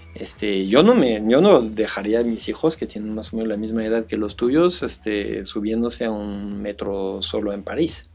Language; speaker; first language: Spanish; non-native, fluent; French